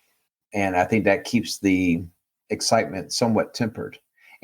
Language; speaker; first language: English; native; English